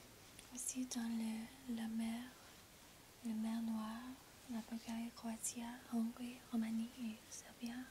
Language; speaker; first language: French; non-native, learner; English